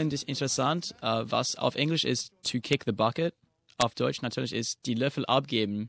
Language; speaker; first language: German; non-native, fluent; English